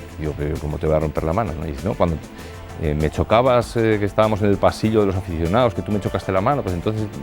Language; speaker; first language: Spanish; native; Spanish